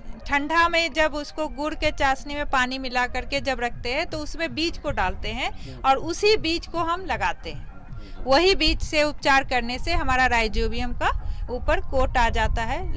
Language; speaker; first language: Hindi; native; Hindi